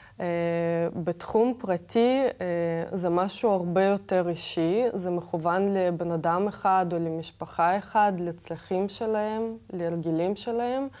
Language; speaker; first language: Hebrew; non-native, fluent; Russian